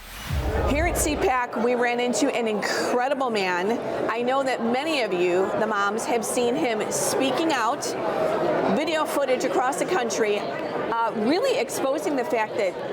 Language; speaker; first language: English; native; English